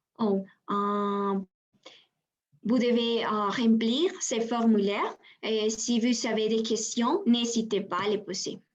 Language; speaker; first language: French; non-native, learner; Spanish